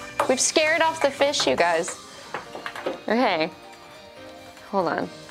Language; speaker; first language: English; native; English